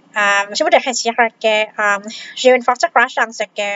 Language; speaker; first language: French; non-native, fluent; Vietnamese